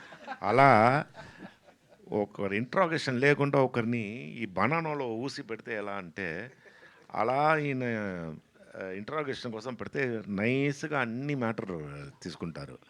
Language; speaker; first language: Telugu; non-native, fluent; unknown